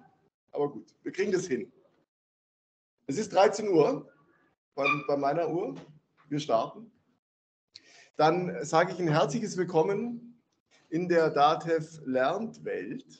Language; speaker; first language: German; native; German